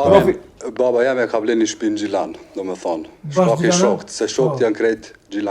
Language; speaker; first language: Albanian; non-native, learner; Bosnian